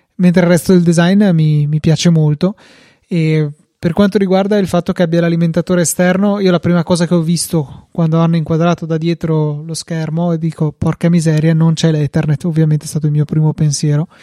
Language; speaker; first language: Italian; native; Italian